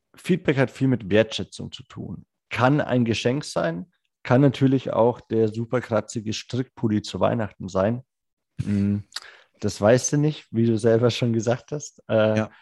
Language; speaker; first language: German; native; German